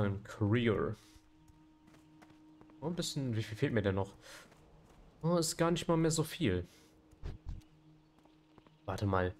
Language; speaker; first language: German; native; German